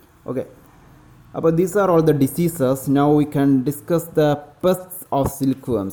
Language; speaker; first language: English; non-native, local second language; Malayalam